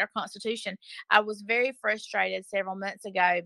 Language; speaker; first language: English; native; English